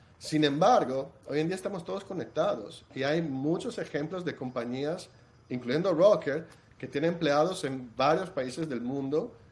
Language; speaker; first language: Spanish; non-native, fluent; Italian